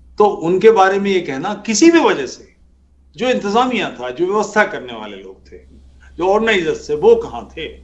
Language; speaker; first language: Urdu; native; Urdu